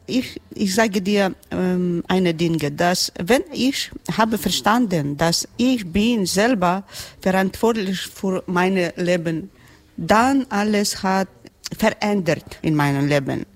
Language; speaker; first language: German; non-native, learner; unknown